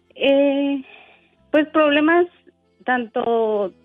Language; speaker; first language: Spanish; native; Spanish